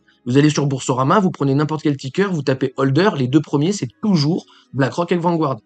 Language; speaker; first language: French; native; French